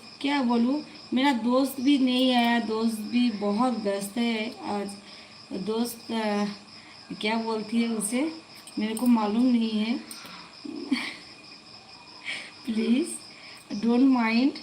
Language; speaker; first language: Hindi; non-native, local second language; Bangla